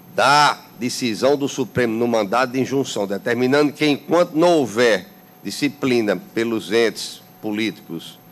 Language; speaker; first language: Portuguese; native; Portuguese